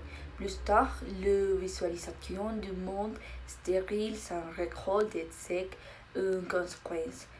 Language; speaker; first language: French; non-native, learner; Spanish